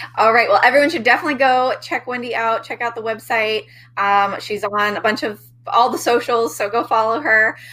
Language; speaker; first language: English; native; English